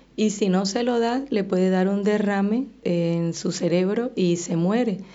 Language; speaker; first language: Spanish; native; Spanish